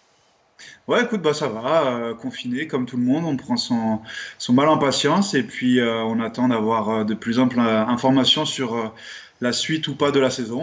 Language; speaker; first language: French; native; French